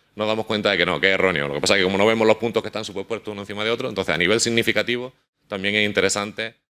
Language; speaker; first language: Spanish; native; Spanish